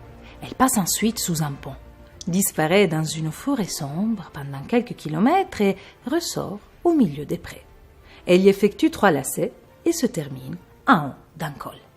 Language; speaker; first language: French; native; French